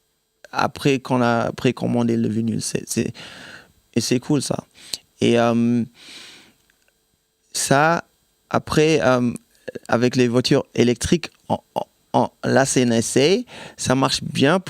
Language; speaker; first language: French; non-native, fluent; German